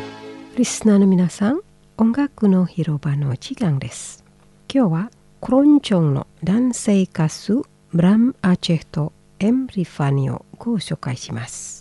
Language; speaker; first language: Japanese; non-native, fluent; Indonesian